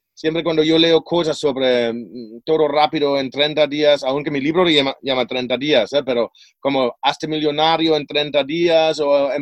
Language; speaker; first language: Spanish; non-native, fluent; German